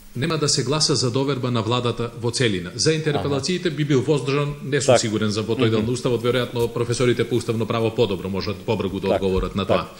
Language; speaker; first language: Macedonian; native; Macedonian